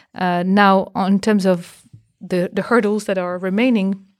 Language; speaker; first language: English; non-native, fluent; French